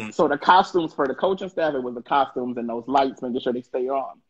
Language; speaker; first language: English; native; English